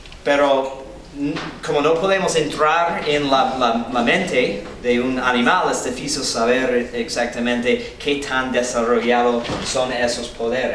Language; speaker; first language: Spanish; non-native, fluent; English